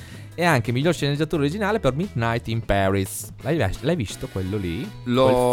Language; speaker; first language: Italian; native; Italian